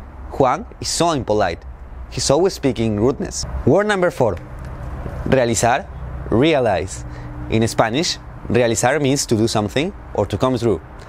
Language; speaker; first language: English; non-native, fluent; Spanish